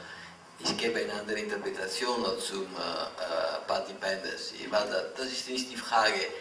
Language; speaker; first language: German; non-native, fluent; Italian